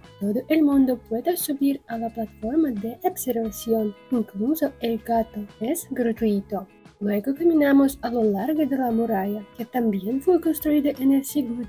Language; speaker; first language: Spanish; non-native, fluent; Russian